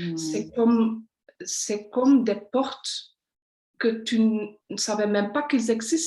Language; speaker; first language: French; non-native, local second language; Dutch